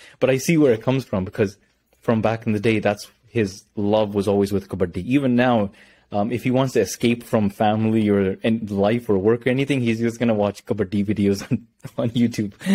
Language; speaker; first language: English; early bilingual, other home language; Punjabi